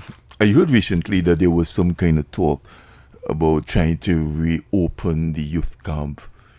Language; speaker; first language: English; native; English